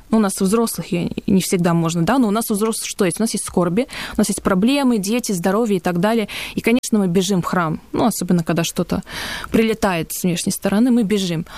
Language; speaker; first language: Russian; early bilingual, heritage; Russian